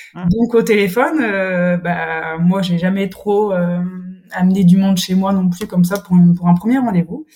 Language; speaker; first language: French; native; French